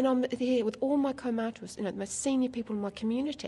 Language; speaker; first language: English; native; English